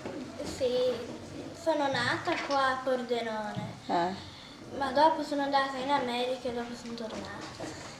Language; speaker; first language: Italian; early bilingual, other home language; English